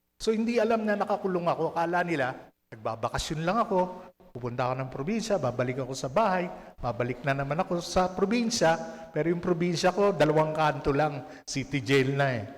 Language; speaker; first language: Filipino; native; Filipino